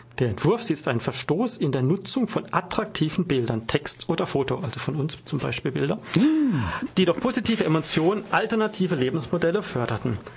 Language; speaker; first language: German; native; German